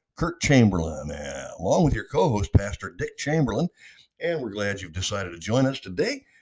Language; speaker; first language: English; native; English